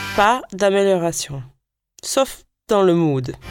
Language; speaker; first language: French; non-native, fluent; Latvian